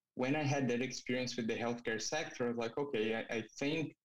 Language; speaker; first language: English; non-native, fluent; Portuguese